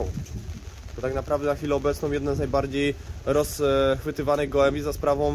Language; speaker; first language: Polish; native; Polish